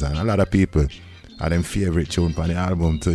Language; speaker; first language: English; native; English